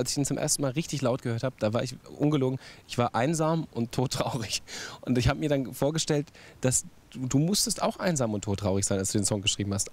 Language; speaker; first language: German; native; German